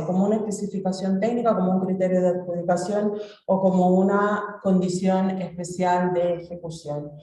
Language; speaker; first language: Spanish; native; Spanish